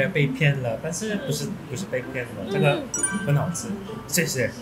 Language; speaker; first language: Chinese; non-native, learner; Korean